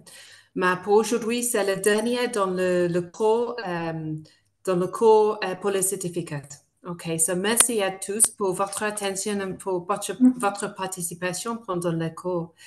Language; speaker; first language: French; non-native, fluent; English